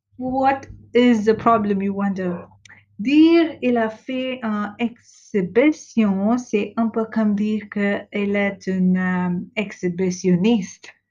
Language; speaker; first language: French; non-native, fluent; English